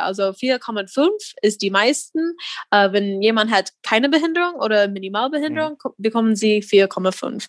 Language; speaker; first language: German; non-native, fluent; English